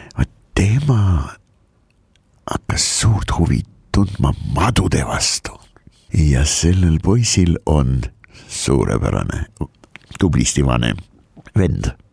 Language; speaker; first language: Estonian; non-native, local second language; Russian